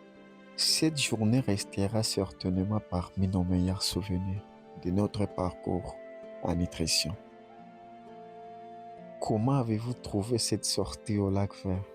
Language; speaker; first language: French; non-native, local second language; Swahili